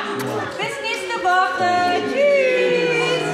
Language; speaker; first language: German; early bilingual, other home language; Turkish